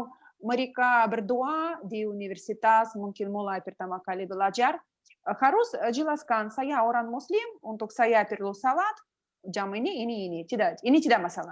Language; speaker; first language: Indonesian; non-native, learner; Russian